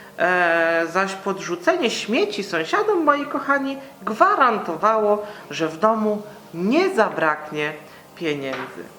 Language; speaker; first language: Polish; native; Polish